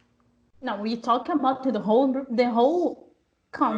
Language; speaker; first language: English; non-native, learner; Portuguese